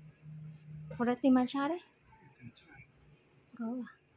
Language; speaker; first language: Italian; non-native, learner; Vietnamese